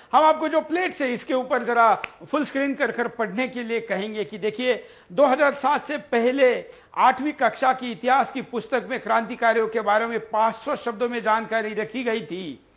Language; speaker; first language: Hindi; non-native, local second language; Marathi